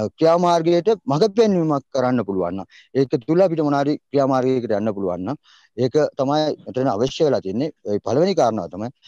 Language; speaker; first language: Sinhala; non-native, local second language; Tamil